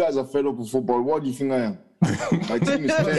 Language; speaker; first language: English; native; English